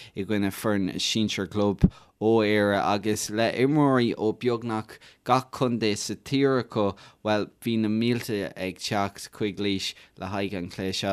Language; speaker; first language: Irish; native; Irish